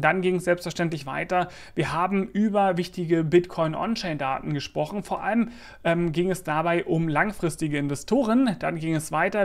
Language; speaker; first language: German; native; German